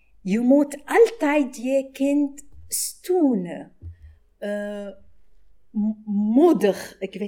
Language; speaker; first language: Dutch; non-native, learner; Arabic